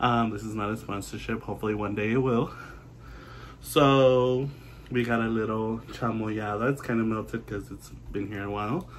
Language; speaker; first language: English; early bilingual, other home language; Spanish